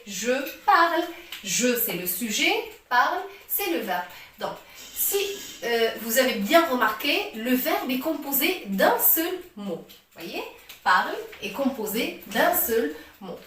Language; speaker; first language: French; non-native, local second language; Arabic